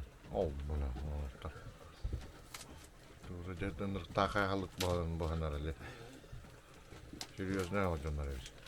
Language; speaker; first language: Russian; non-native, local second language; Yakut